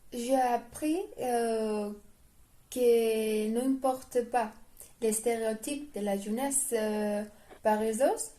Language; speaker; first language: French; non-native, learner; Spanish